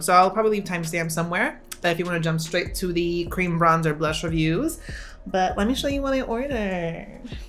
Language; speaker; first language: English; native; English